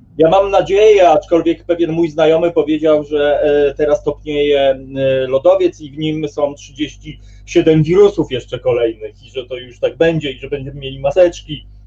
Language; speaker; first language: Polish; native; Polish